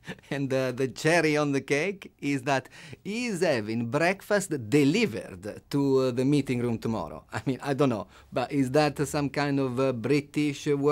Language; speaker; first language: English; non-native, fluent; Italian